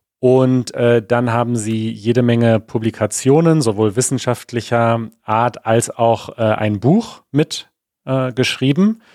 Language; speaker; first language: German; native; German